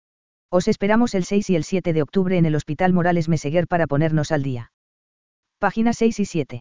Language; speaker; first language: Spanish; native; Spanish